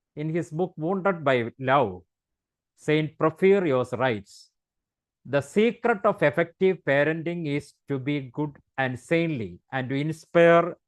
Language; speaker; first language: English; non-native, local second language; Malayalam